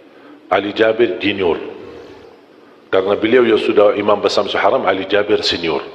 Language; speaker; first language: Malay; non-native, fluent; Arabic